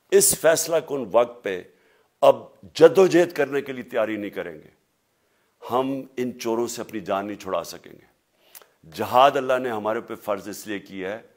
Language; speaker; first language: Urdu; native; Urdu